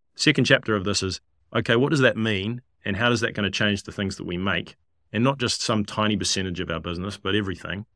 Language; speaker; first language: English; native; English